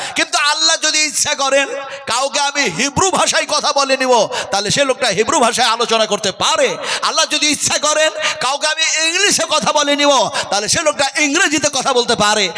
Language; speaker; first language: Bangla; non-native, local second language; Urdu